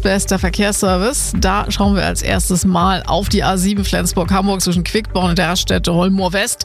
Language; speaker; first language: German; native; German